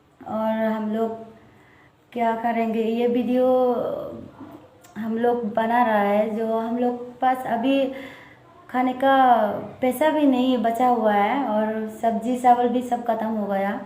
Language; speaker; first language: Hindi; non-native, local second language; Chakma